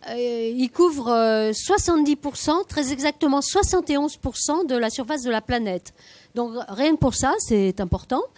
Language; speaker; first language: French; native; French